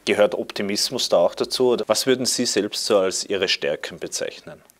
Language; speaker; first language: German; native; German